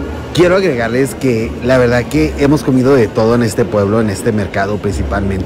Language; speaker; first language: Spanish; native; Spanish